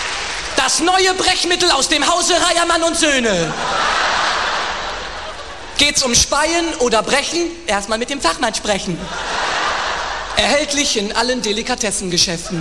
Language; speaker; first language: German; native; German